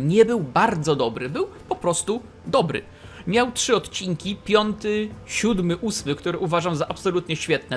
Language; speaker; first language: Polish; native; Polish